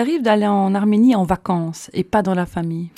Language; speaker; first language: French; native; French